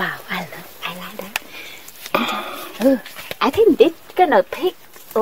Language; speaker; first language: English; non-native, learner; Vietnamese